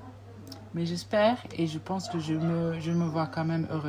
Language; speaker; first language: French; non-native, fluent; English